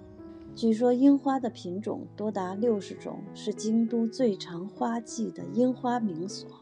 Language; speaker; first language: Chinese; native; Chinese